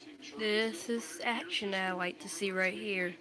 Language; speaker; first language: English; native; English